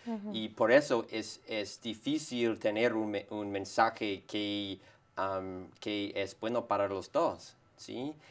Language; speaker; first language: Spanish; non-native, fluent; English